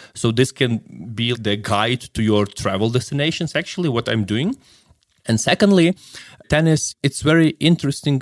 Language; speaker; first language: English; non-native, fluent; Ukrainian